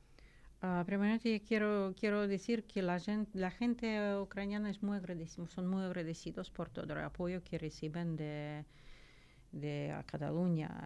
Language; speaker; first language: Spanish; non-native, learner; Ukrainian